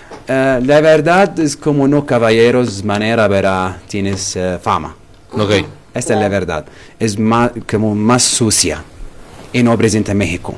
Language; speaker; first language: Spanish; non-native, learner; Arabic